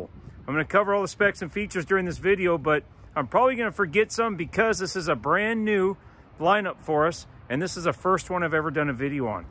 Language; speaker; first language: English; native; English